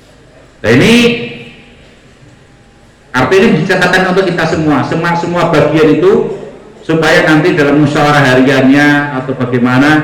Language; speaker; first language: Indonesian; non-native, local second language; Javanese